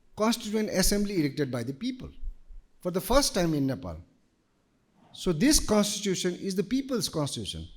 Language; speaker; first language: English; non-native, local second language; Nepali